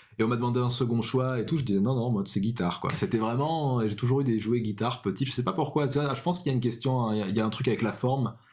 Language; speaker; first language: French; native; French